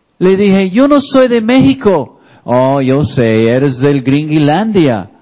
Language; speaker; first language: Spanish; non-native, fluent; English